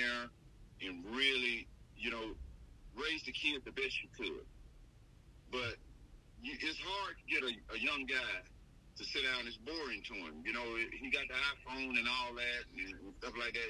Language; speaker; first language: English; native; English